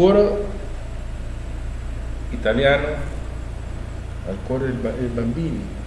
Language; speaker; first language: Italian; non-native, learner; Spanish